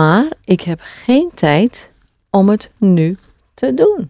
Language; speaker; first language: Dutch; non-native, fluent; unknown